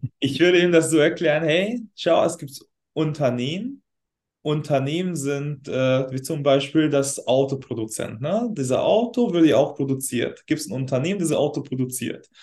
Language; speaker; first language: German; non-native, fluent; Hungarian